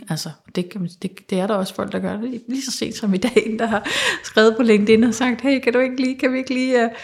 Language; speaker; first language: Danish; native; Danish